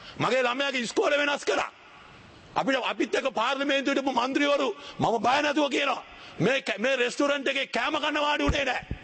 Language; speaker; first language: Sinhala; non-native, local second language; Tamil